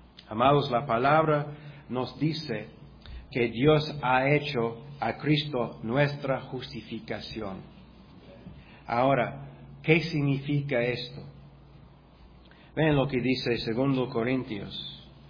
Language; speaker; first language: Spanish; non-native, fluent; English